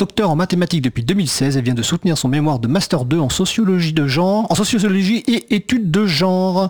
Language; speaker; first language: French; native; French